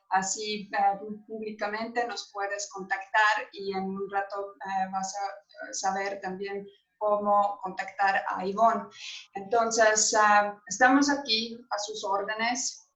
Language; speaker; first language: Spanish; non-native, fluent; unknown